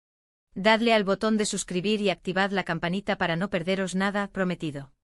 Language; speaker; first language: Spanish; native; Spanish